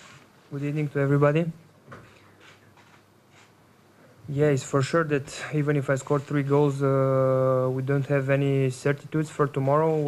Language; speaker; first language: English; non-native, fluent; French